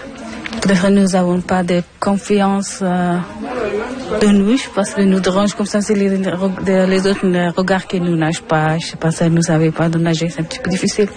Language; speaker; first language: French; non-native, learner; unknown